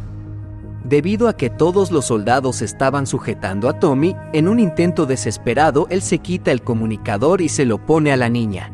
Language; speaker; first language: Spanish; native; Spanish